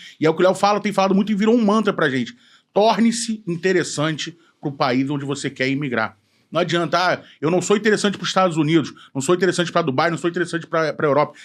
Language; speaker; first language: Portuguese; native; Portuguese